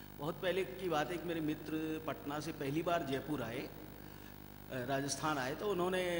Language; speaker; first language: Hindi; native; Hindi